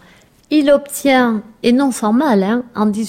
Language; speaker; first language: French; native; French